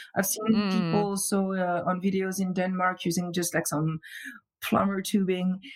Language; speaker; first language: English; non-native, fluent; French